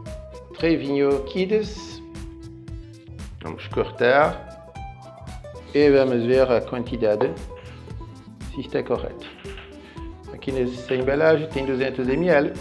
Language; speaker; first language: Portuguese; non-native, fluent; French